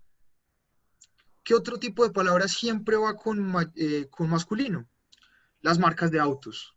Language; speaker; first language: Spanish; native; Spanish